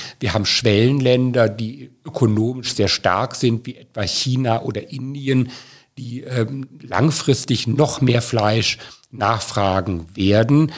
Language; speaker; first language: German; native; German